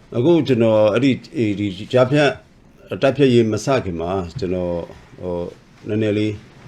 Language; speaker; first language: Burmese; non-native, local second language; S'gaw Karen